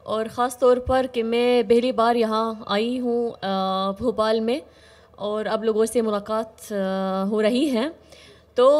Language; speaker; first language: Urdu; non-native, fluent; Arabic